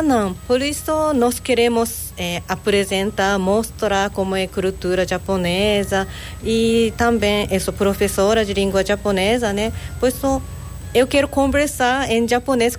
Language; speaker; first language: Portuguese; non-native, learner; Japanese